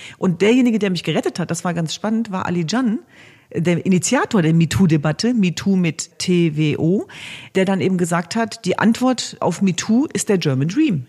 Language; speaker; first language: German; early bilingual, other home language; Kurdish